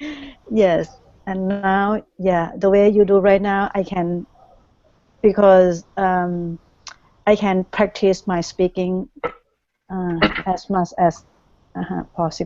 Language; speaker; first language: English; non-native, learner; Thai